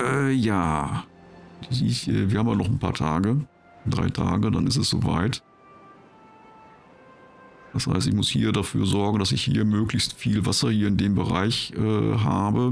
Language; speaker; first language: German; native; German